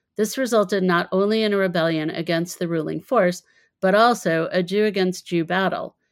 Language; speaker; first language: English; native; English